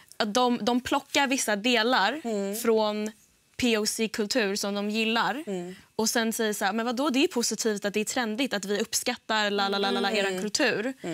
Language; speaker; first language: Swedish; native; Swedish